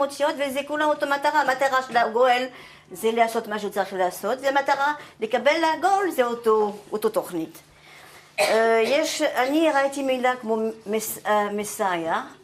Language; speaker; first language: Hebrew; non-native, fluent; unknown